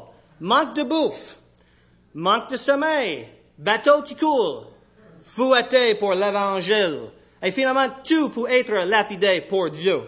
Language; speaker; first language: French; non-native, fluent; English